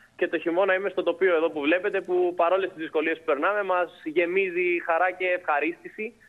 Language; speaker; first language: Greek; native; Greek